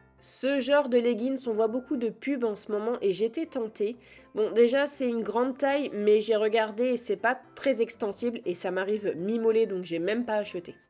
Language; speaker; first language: French; native; French